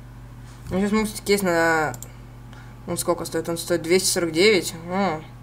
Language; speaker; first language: Russian; native; Russian